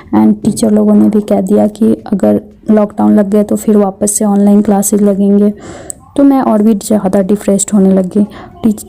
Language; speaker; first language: Hindi; native; Hindi